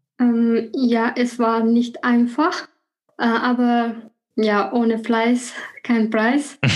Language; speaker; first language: German; non-native, fluent; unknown